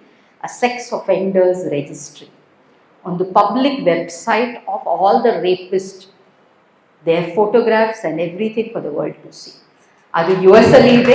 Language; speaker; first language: Kannada; non-native, local second language; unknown